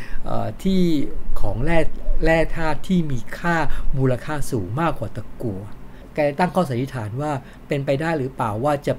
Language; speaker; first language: Thai; native; Thai